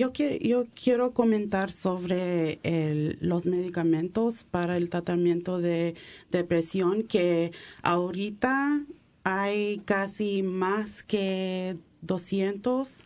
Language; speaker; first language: Spanish; early bilingual, heritage; English